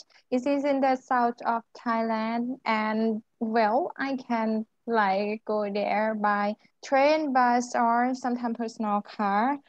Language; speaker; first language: English; non-native, learner; Thai